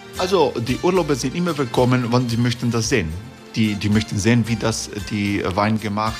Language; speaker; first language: German; non-native, learner; Croatian